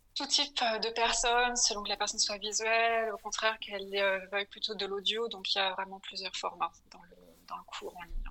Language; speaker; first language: French; native; French